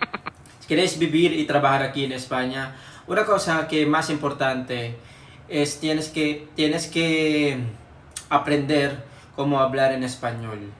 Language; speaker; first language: Spanish; non-native, learner; Filipino